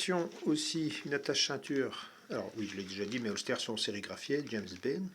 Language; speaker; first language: French; native; French